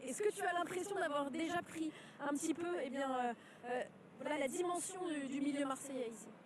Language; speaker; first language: French; native; French